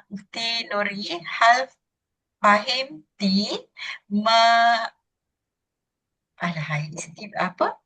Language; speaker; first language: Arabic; non-native, learner; Malay